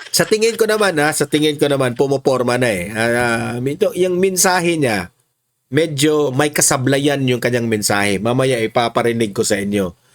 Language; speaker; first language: Filipino; non-native, local second language; Cebuano